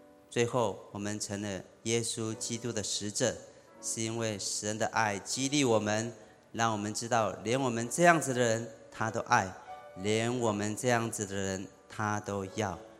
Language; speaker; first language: Chinese; native; Chinese